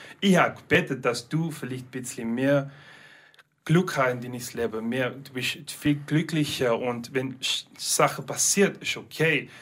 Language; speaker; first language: German; non-native, learner; English